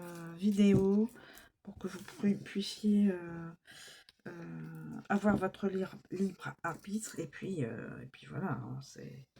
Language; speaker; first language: French; native; French